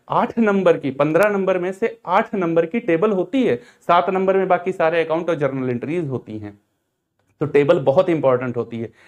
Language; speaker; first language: Hindi; native; Hindi